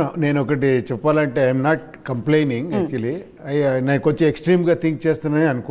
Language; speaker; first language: Telugu; non-native, local second language; Kannada